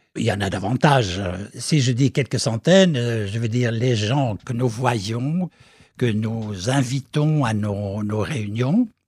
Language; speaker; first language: French; non-native, fluent; Norwegian